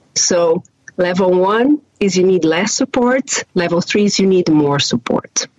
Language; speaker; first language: English; non-native, fluent; Portuguese